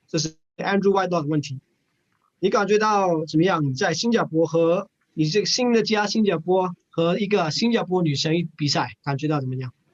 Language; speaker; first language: Chinese; early bilingual, heritage; English